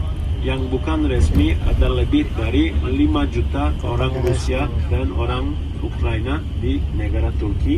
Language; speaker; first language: Indonesian; non-native, fluent; Turkish